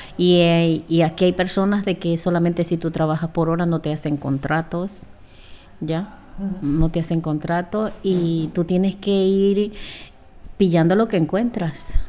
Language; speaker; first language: Spanish; native; Spanish